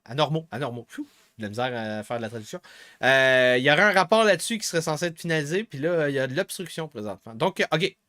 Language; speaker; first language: French; native; French